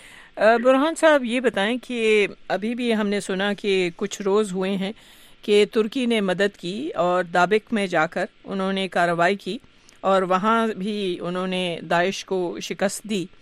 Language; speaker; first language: Urdu; native; Urdu